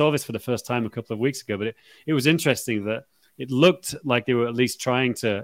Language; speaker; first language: English; native; English